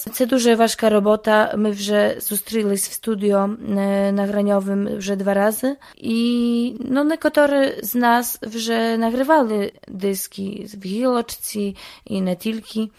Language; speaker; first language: Ukrainian; early bilingual, heritage; Ukrainian